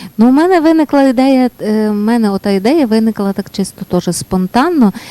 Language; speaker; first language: Ukrainian; native; Ukrainian